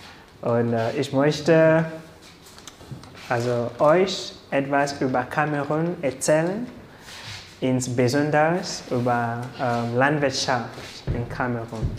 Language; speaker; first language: German; non-native, learner; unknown